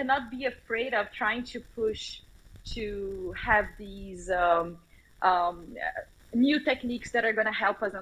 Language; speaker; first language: English; non-native, fluent; Portuguese